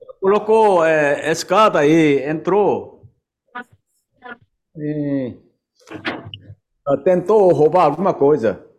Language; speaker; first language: Portuguese; non-native, learner; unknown